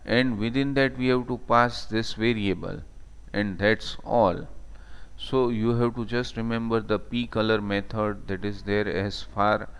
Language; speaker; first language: English; non-native, local second language; Gujarati